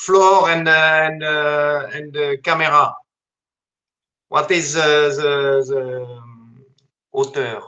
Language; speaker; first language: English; non-native, learner; French